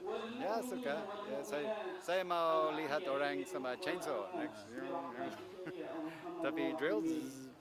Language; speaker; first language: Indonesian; non-native, learner; English